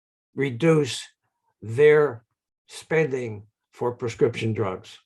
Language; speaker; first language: English; native; English